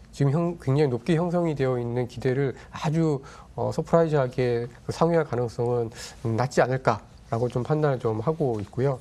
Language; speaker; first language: Korean; native; Korean